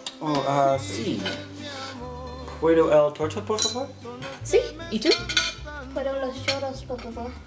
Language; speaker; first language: Spanish; non-native, learner; English